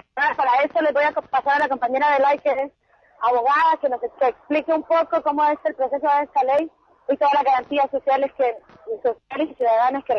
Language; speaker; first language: Spanish; native; Spanish